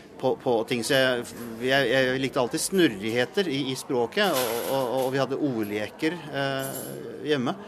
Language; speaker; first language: Norwegian; native; Norwegian